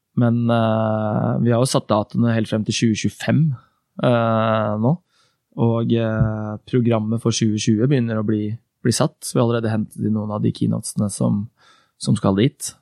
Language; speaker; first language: Norwegian; native; Norwegian